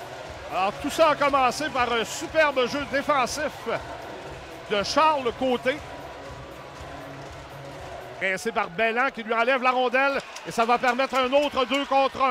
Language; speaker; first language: French; native; French